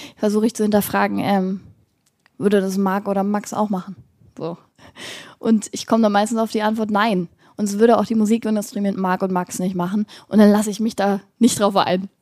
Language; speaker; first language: German; native; German